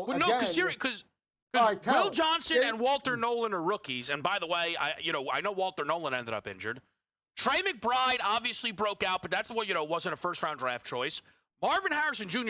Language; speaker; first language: English; native; English